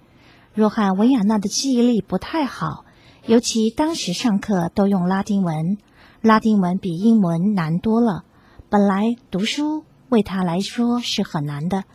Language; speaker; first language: Chinese; native; Chinese